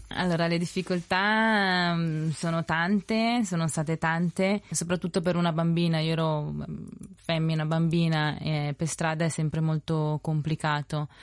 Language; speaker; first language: Italian; early bilingual, other home language; Spanish